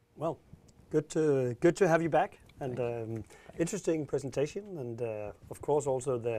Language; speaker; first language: English; non-native, fluent; Danish